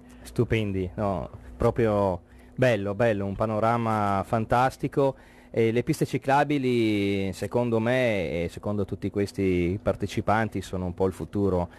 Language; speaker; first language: Italian; native; Italian